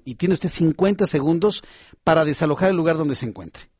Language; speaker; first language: Spanish; native; Spanish